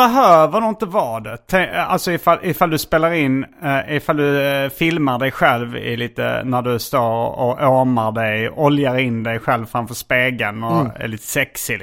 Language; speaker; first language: Swedish; native; Swedish